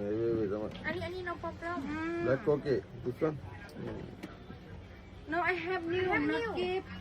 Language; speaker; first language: English; non-native, learner; Thai